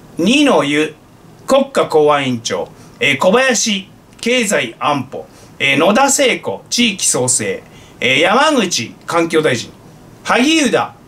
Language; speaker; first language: Japanese; native; Japanese